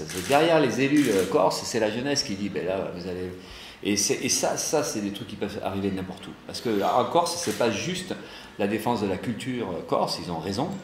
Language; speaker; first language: French; native; French